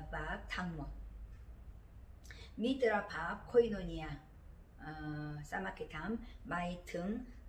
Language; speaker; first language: Thai; non-native, learner; Korean